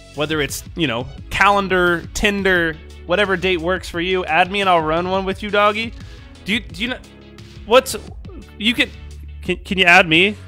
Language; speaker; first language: English; native; English